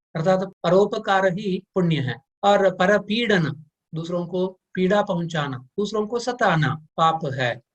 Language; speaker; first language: Hindi; non-native, local second language; Kannada